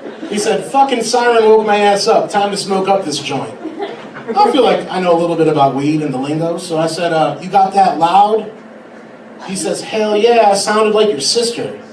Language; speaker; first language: English; native; English